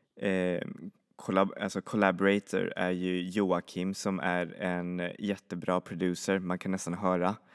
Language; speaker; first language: Swedish; native; Swedish